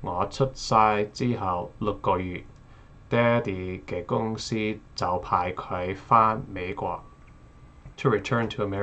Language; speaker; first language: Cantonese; non-native, learner; English